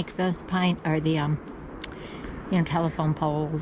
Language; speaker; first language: English; native; English